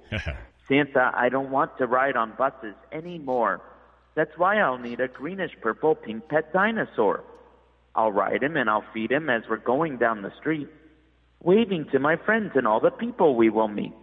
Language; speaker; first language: English; native; English